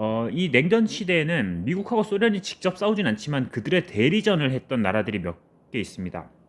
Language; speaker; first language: Korean; native; Korean